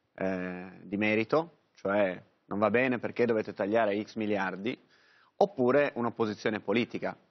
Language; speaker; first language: Italian; native; Italian